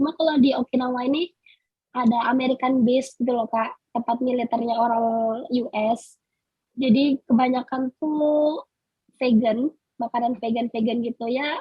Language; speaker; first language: Indonesian; native; Indonesian